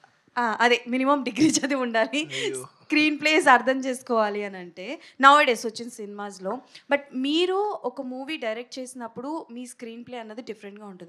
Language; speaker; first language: Telugu; native; Telugu